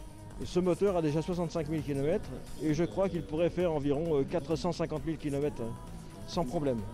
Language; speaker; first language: French; native; French